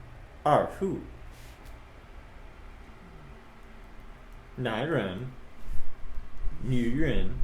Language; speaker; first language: Chinese; non-native, learner; English